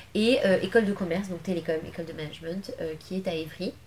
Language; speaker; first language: French; native; French